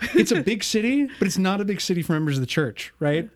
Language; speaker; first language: English; native; English